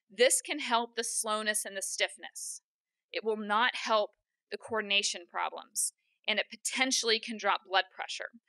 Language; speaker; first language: English; native; English